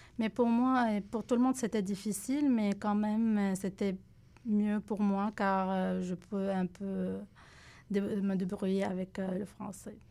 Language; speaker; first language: French; non-native, local second language; Arabic